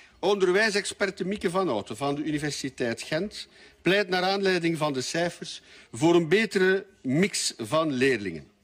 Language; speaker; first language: Dutch; native; Dutch